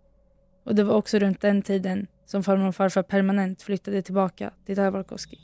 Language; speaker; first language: Swedish; early bilingual, heritage; Finnish